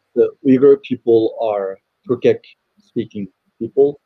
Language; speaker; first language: English; non-native, fluent; Chinese